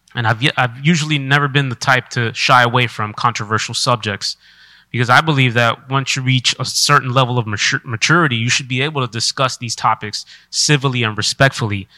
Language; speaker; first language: English; early bilingual, other home language; Spanish